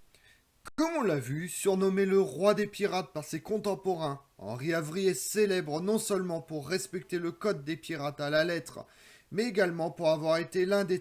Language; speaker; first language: French; native; French